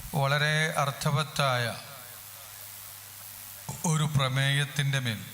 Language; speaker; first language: Malayalam; native; Malayalam